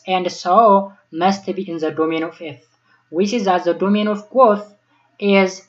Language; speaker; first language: English; non-native, local second language; Amharic